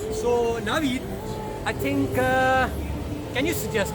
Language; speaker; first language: English; non-native, learner; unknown